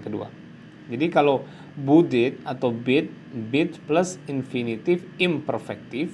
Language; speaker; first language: Indonesian; native; Indonesian